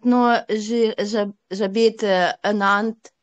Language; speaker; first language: French; non-native, learner; Ukrainian